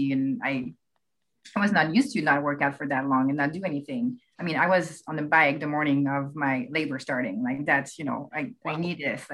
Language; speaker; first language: English; non-native, fluent; French